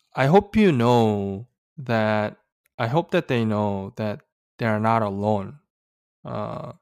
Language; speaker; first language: English; early bilingual, other home language; Korean